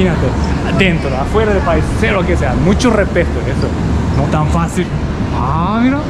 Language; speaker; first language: Spanish; non-native, learner; Japanese